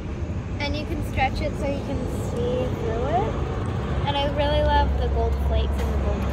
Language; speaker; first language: English; native; English